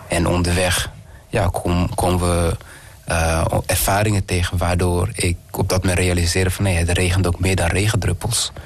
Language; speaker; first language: Dutch; early bilingual, other home language; Kinyarwanda